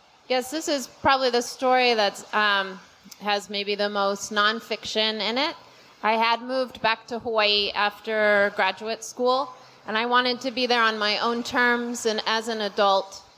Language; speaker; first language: English; native; English